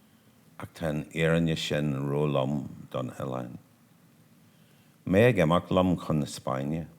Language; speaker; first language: Irish; non-native, local second language; English